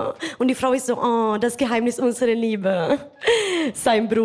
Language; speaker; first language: German; non-native, fluent; Italian